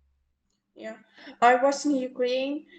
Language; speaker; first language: English; non-native, local second language; Ukrainian